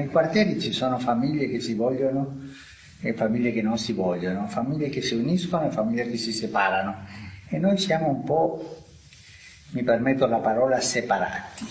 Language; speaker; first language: Italian; early bilingual, heritage; Italian